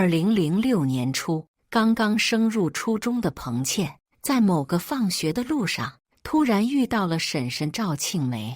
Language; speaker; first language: Chinese; native; Chinese